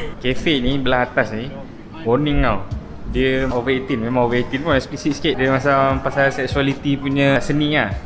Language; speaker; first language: Malay; native; Malay